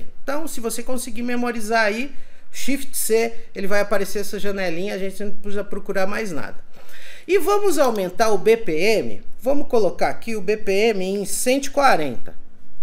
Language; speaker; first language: Portuguese; native; Portuguese